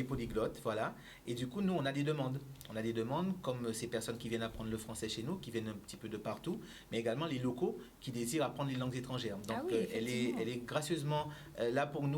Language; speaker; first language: French; native; French